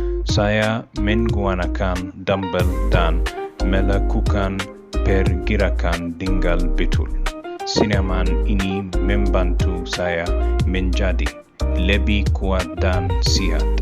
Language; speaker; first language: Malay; non-native, learner; Arabic